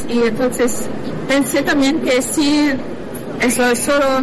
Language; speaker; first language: Spanish; non-native, learner; French